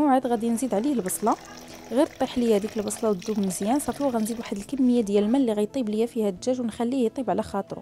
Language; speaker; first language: Arabic; native; Arabic